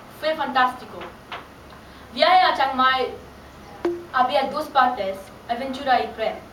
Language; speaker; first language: Spanish; non-native, learner; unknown